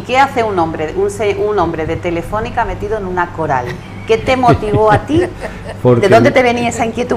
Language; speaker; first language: Spanish; native; Spanish